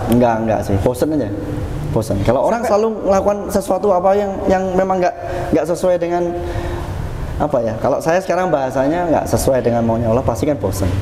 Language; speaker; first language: Indonesian; non-native, local second language; Javanese